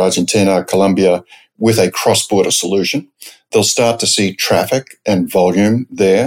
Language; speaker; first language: English; native; English